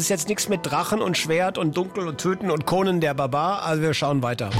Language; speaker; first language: German; native; German